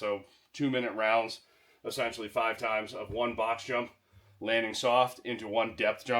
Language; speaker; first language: English; native; English